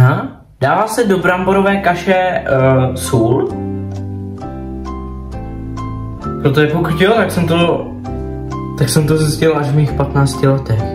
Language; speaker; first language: Czech; native; Czech